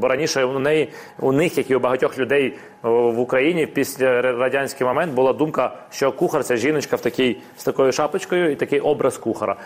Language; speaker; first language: Ukrainian; non-native, local second language; Russian